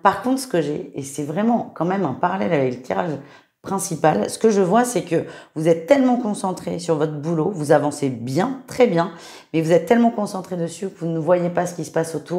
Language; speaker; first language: French; native; French